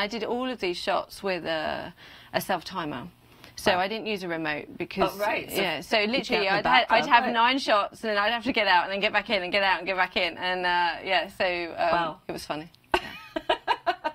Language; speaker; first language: English; native; English